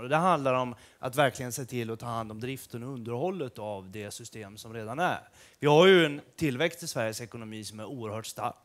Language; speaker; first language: Swedish; native; Swedish